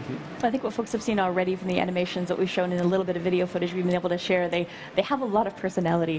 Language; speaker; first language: English; native; English